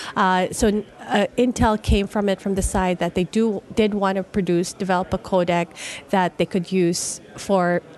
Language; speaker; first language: English; non-native, local second language; Filipino